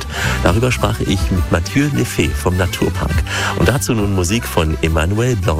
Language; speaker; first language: German; native; German